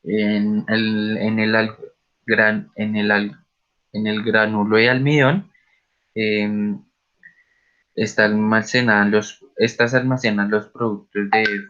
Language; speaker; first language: Spanish; native; Spanish